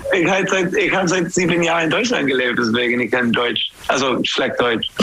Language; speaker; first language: German; non-native, learner; English